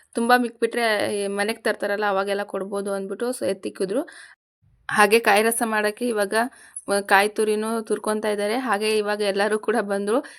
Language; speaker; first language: Kannada; non-native, local second language; Lambadi